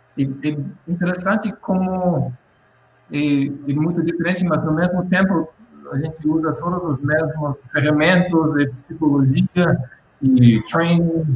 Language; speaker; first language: Portuguese; non-native, fluent; English